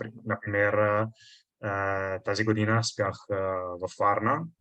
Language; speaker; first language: Bulgarian; non-native, learner; Italian